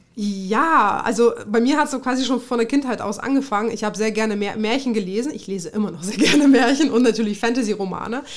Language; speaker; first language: German; early bilingual, other home language; Russian